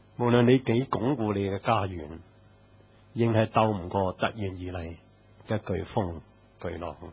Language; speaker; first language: Chinese; non-native, local second language; Cantonese